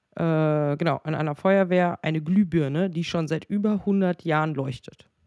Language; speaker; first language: German; native; German